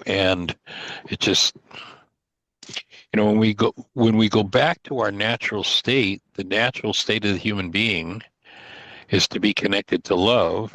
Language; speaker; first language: English; native; English